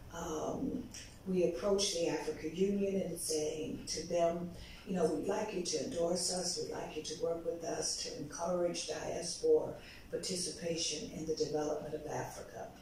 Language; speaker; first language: English; native; English